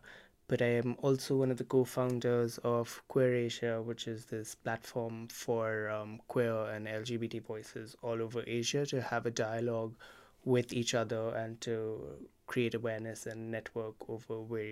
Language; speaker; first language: English; non-native, local second language; Hindi